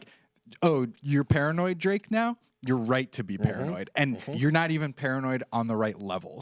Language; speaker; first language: English; native; English